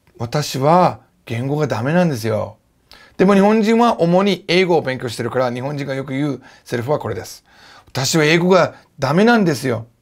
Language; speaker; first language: Japanese; non-native, fluent; English